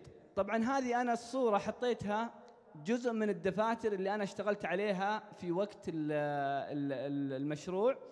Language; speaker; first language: Arabic; native; Arabic